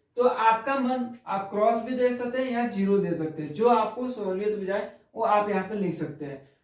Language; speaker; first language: Hindi; native; Hindi